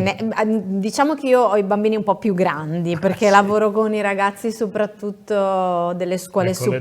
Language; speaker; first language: Italian; native; Italian